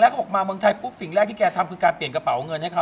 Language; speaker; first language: Thai; native; Thai